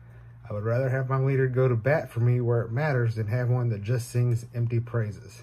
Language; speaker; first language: English; native; English